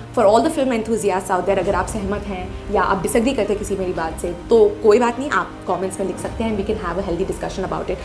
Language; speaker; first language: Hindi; native; Hindi